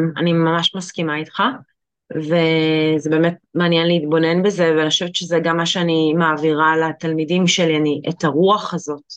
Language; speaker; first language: Hebrew; early bilingual, other home language; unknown